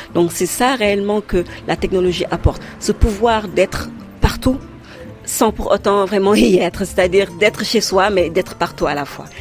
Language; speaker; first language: French; non-native, local second language; Wolof